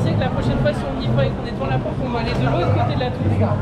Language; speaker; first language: French; native; French